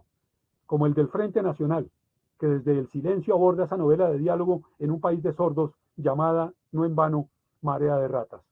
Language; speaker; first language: Spanish; native; Spanish